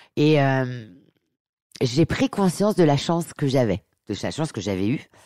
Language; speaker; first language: French; native; French